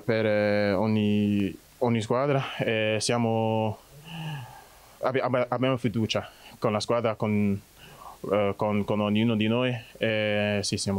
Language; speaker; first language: Italian; non-native, fluent; English